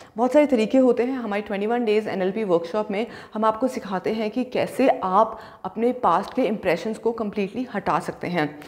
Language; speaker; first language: Hindi; native; Hindi